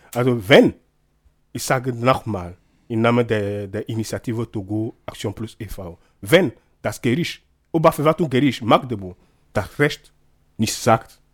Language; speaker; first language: German; non-native, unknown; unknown